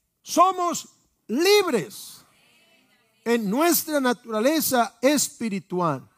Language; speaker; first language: Spanish; native; Spanish